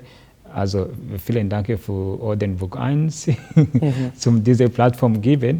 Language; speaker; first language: German; non-native, learner; Kinyarwanda